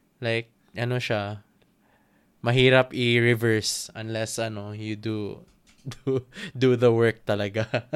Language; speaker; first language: Filipino; non-native, local second language; Cebuano